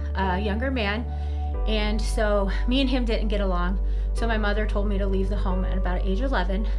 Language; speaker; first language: English; native; English